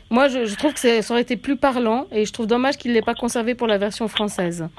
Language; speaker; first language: French; native; French